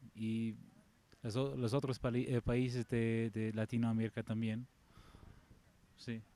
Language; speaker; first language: Spanish; non-native, learner; German